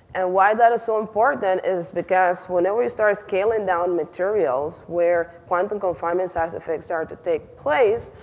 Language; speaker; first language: English; non-native, fluent; Spanish